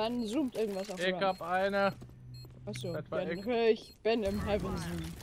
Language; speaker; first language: German; native; German